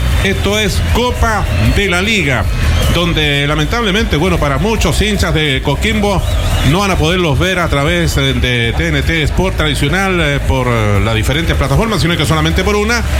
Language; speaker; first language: Spanish; native; Spanish